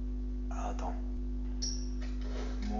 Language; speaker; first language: French; native; French